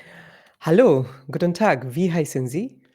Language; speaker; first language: German; non-native, learner; Bangla